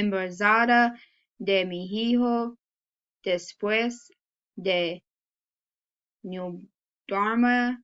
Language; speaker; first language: Spanish; non-native, learner; English